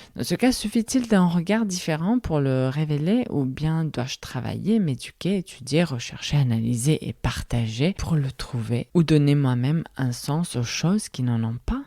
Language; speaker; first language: French; non-native, fluent; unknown